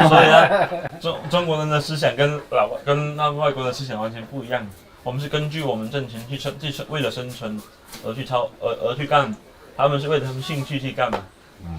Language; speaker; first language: Chinese; native; Chinese